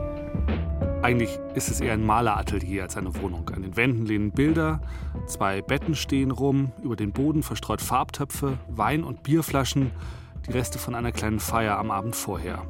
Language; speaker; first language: German; native; German